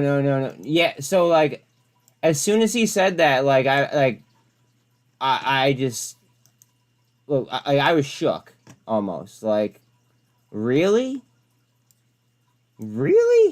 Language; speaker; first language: English; native; English